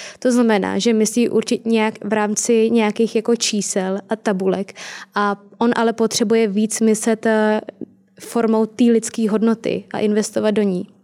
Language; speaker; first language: Czech; native; Czech